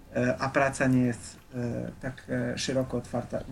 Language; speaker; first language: Polish; non-native, fluent; Slovenian